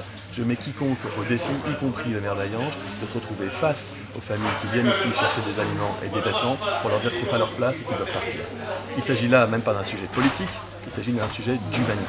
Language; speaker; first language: French; native; French